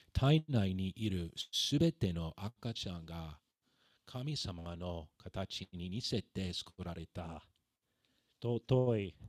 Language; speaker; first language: Japanese; non-native, fluent; English